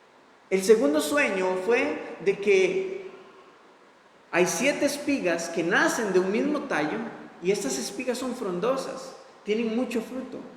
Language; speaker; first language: Spanish; native; Spanish